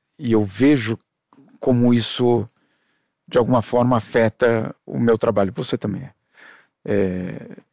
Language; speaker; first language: Portuguese; early bilingual, other home language; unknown